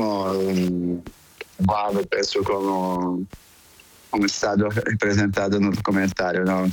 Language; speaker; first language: Italian; non-native, fluent; Portuguese